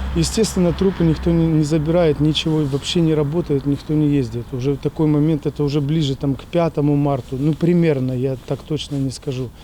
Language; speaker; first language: Russian; native; Russian